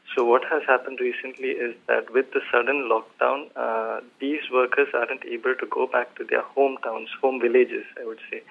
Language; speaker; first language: English; non-native, local second language; Malayalam